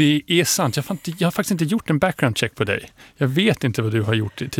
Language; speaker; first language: Swedish; non-native, fluent; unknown